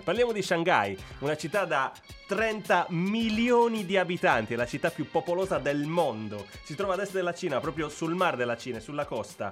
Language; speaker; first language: Italian; native; Italian